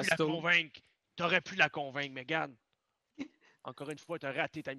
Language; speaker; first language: French; native; French